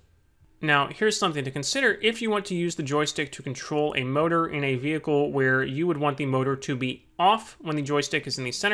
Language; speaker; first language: English; native; English